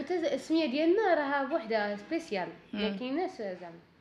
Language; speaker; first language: Arabic; native; Arabic